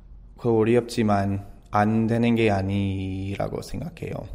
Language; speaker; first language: Korean; non-native, learner; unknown